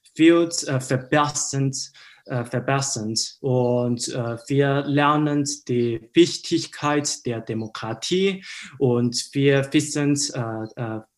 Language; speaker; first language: German; non-native, learner; Cantonese